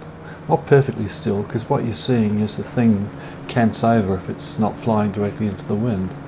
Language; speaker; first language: English; native; English